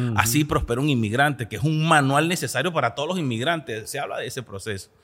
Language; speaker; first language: Spanish; native; Spanish